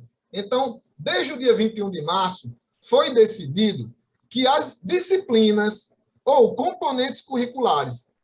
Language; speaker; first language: Portuguese; native; Portuguese